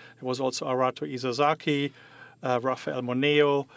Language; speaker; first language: English; non-native, fluent; German